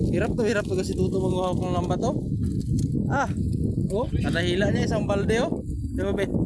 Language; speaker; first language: Filipino; non-native, local second language; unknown